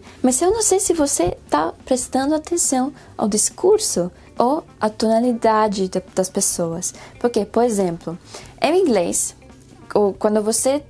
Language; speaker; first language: Portuguese; non-native, fluent; Spanish